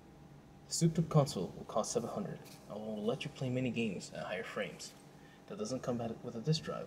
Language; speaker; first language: English; native; English